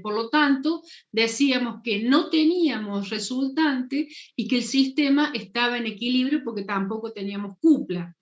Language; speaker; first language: Spanish; native; Spanish